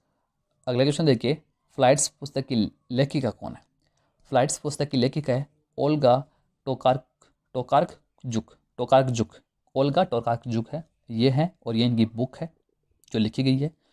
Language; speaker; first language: Hindi; native; Hindi